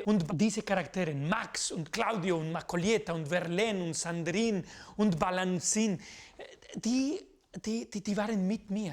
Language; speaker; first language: German; non-native, fluent; Spanish